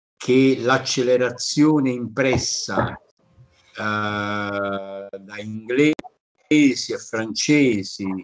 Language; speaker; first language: Italian; native; Italian